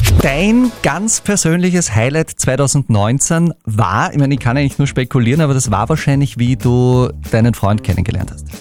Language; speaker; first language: German; native; German